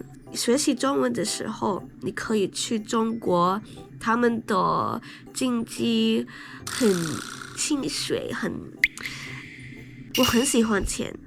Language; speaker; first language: Chinese; non-native, learner; English